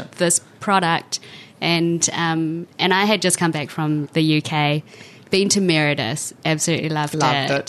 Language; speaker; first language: English; native; English